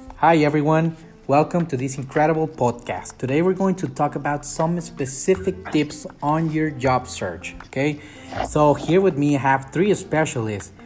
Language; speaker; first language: English; non-native, fluent; Spanish